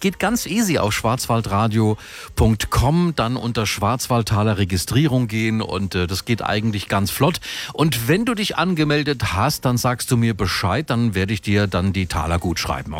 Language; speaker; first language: German; native; German